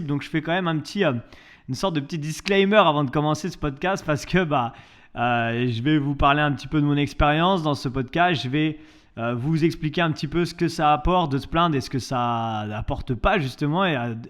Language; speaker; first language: French; native; French